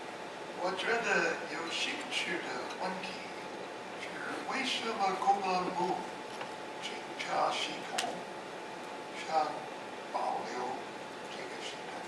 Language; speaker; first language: Chinese; non-native, fluent; English